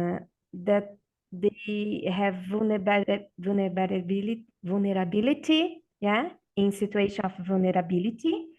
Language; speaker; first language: English; non-native, learner; Portuguese